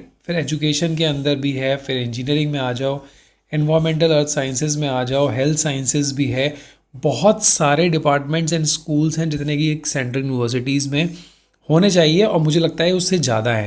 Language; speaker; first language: Hindi; native; Hindi